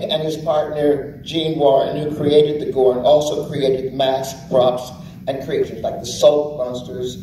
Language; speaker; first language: English; native; English